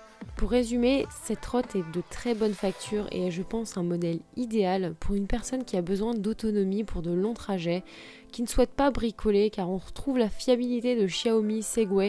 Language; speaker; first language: French; native; French